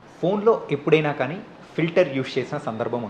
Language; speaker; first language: Telugu; native; Telugu